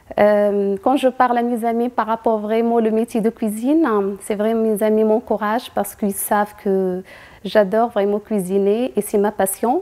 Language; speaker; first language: French; non-native, fluent; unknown